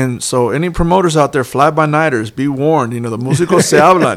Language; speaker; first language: English; early bilingual, other home language; Spanish